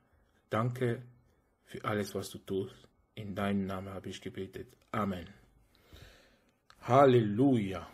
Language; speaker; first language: German; non-native, fluent; French